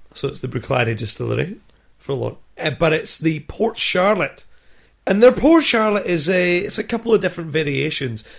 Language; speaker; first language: English; native; English